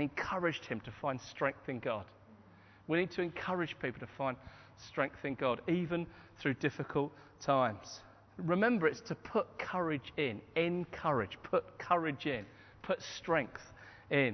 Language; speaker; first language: English; native; English